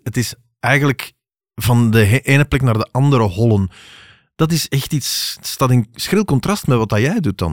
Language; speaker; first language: Dutch; native; Dutch